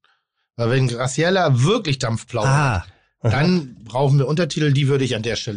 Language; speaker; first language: German; native; German